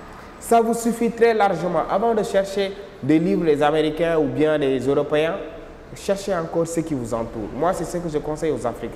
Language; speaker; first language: French; non-native, local second language; Wolof